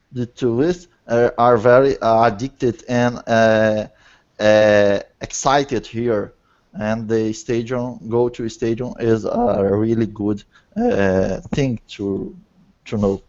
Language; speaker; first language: English; non-native, learner; Portuguese